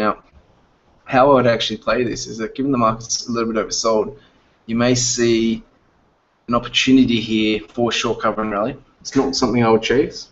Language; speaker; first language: English; native; English